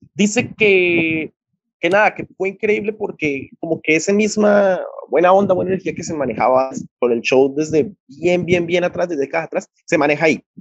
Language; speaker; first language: Spanish; native; Spanish